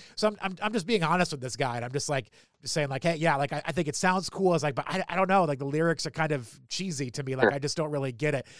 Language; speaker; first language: English; native; English